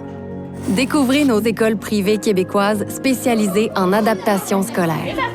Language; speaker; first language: French; native; French